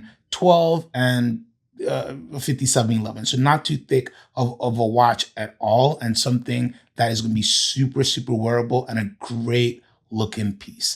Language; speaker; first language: English; native; English